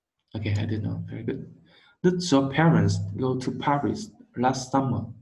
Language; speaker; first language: English; non-native, learner; Vietnamese